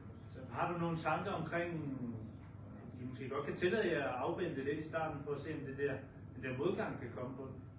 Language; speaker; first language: Danish; native; Danish